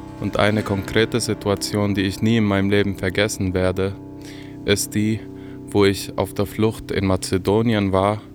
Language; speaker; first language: German; non-native, fluent; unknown